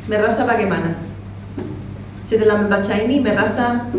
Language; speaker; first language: Indonesian; non-native, fluent; Spanish